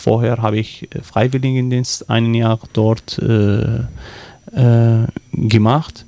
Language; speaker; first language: German; non-native, learner; Arabic